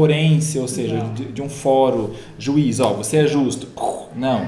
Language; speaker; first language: Portuguese; native; Portuguese